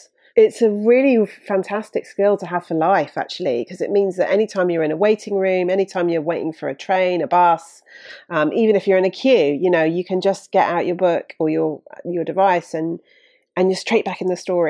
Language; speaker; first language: English; native; English